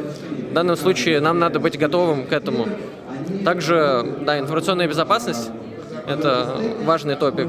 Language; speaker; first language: Russian; native; Russian